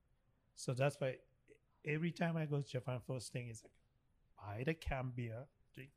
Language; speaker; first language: English; non-native, learner; Japanese